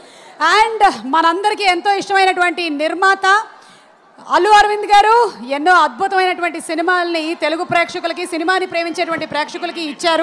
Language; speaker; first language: Telugu; native; Telugu